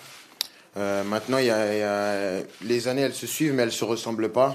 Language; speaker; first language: French; native; French